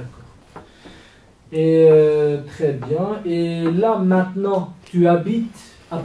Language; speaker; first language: French; non-native, fluent; Kurdish